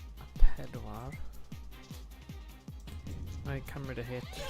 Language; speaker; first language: Welsh; non-native, local second language; English